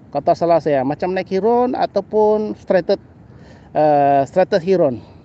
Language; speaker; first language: Malay; native; Malay